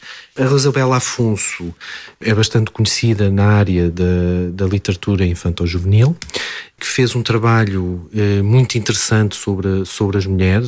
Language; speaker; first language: Portuguese; native; Portuguese